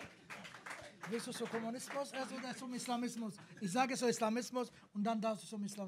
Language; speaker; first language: German; non-native, fluent; Kurdish